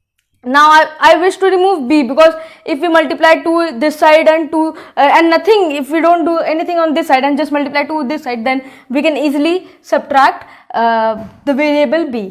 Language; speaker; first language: English; non-native, local second language; Hindi